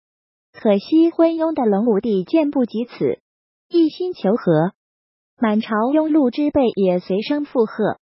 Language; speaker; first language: Chinese; native; Chinese